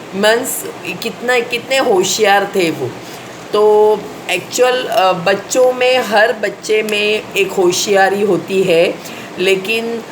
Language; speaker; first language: Hindi; non-native, local second language; Marathi